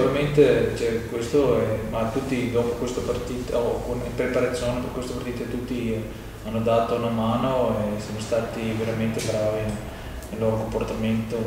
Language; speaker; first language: Italian; non-native, fluent; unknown